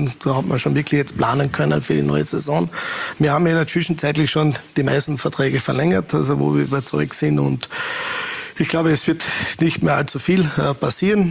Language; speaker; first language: German; native; German